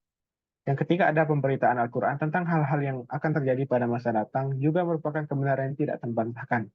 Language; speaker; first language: Indonesian; native; Indonesian